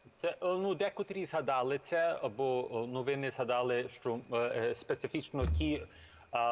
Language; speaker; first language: Ukrainian; early bilingual, heritage; English